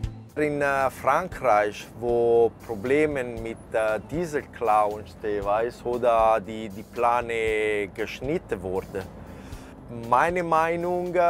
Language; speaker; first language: German; non-native, fluent; Italian